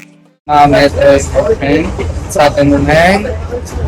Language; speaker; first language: Armenian; non-native, learner; Hindi